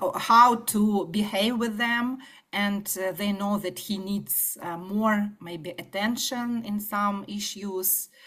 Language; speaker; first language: English; non-native, fluent; Ukrainian